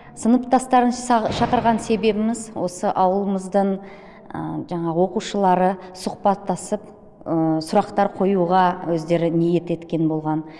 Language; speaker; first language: Kazakh; native; Kazakh